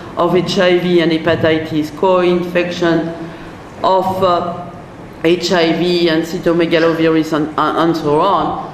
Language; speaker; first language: English; non-native, fluent; French